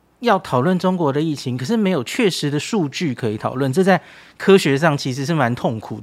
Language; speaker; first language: Chinese; native; Chinese